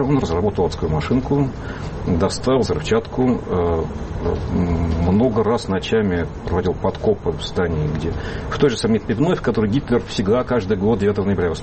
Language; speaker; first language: Russian; native; Russian